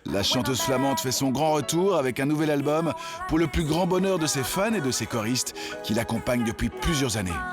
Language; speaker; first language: French; native; French